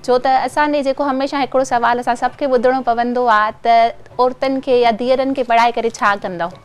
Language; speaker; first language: Sindhi; non-native, local second language; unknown